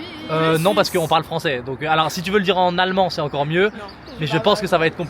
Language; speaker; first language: French; native; French